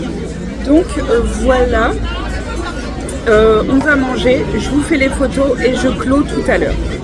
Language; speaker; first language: French; native; French